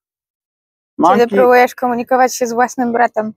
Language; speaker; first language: Polish; native; Polish